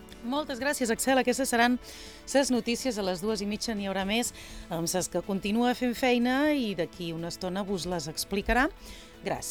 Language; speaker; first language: Catalan; native; Catalan